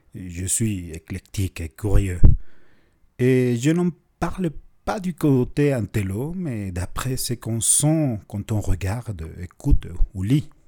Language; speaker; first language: French; non-native, fluent; Spanish